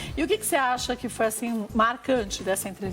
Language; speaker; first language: Portuguese; native; Portuguese